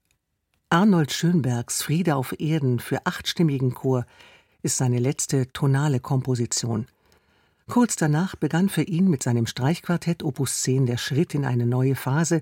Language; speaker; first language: German; native; German